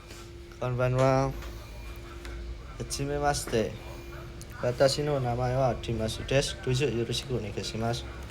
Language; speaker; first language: Japanese; non-native, learner; Indonesian